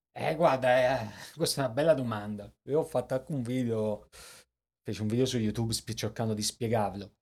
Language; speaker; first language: Italian; native; Italian